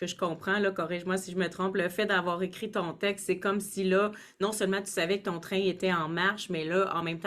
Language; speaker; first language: French; native; French